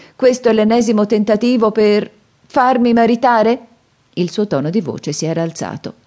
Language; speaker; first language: Italian; native; Italian